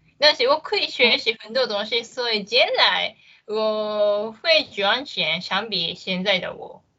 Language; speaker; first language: Chinese; non-native, learner; Japanese